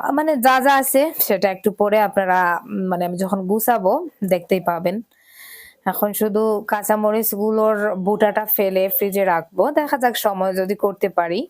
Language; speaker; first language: Bangla; native; Bangla